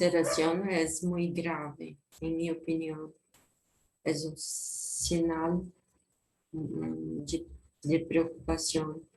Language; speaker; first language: Spanish; non-native, fluent; Portuguese